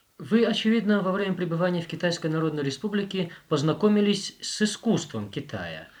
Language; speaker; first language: Russian; native; Russian